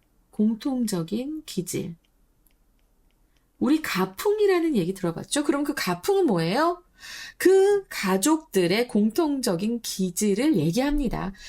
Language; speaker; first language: Korean; native; Korean